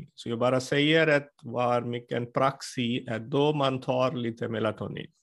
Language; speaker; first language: Swedish; non-native, fluent; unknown